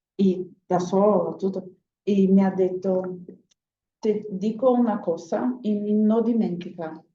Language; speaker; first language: Italian; non-native, learner; Portuguese